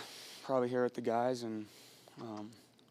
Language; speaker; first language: English; native; English